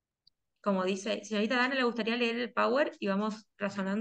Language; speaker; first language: Spanish; native; Spanish